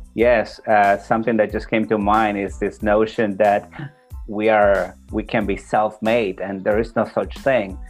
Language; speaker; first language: English; non-native, fluent; Spanish